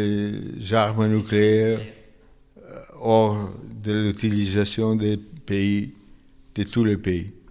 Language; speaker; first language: French; non-native, fluent; Italian